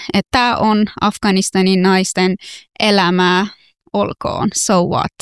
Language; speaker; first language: Finnish; non-native, fluent; Persian